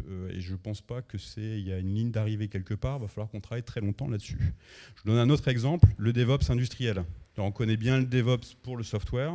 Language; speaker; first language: French; native; French